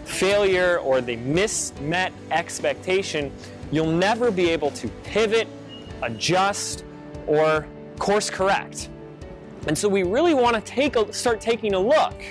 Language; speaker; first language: English; native; English